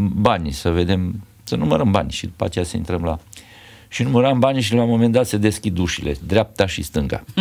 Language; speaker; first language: Romanian; native; Romanian